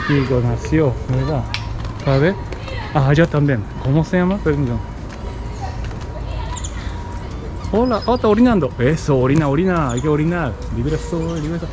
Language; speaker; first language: Spanish; non-native, learner; Japanese